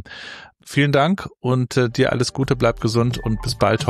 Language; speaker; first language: German; native; German